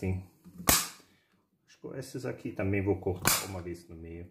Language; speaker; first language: Portuguese; non-native, fluent; German